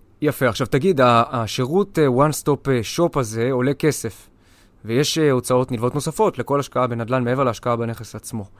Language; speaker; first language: Hebrew; native; Hebrew